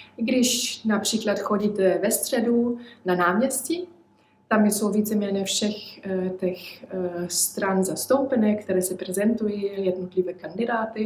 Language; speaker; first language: Czech; early bilingual, heritage; Czech